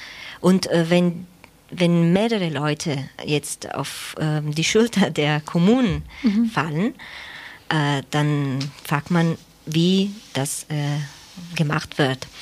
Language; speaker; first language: German; non-native, fluent; Italian